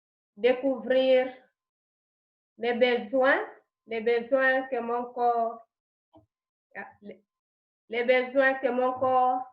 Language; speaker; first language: French; non-native, learner; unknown